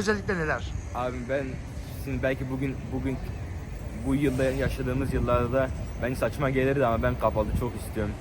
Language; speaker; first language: Turkish; early bilingual, heritage; Turkish